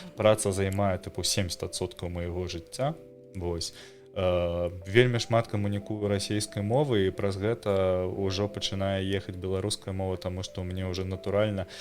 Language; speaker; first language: Belarusian; non-native, local second language; Russian